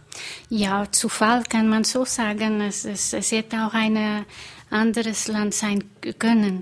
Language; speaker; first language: German; non-native, fluent; Portuguese